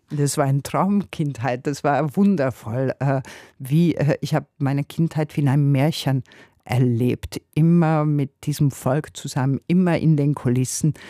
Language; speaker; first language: German; non-native, fluent; Hungarian